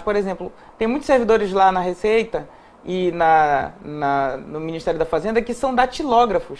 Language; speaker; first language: Portuguese; native; Portuguese